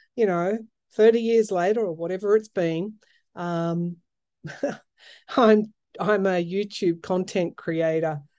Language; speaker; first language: English; native; English